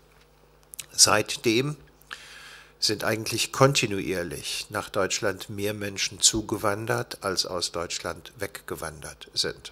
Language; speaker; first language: German; native; German